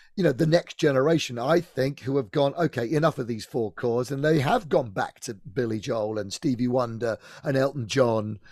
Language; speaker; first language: English; native; English